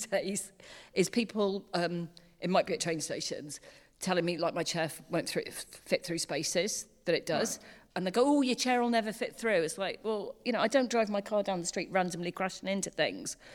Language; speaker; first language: English; native; English